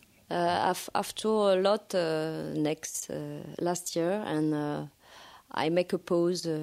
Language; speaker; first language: English; non-native, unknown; French